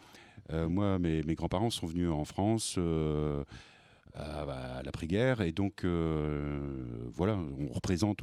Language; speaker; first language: French; native; French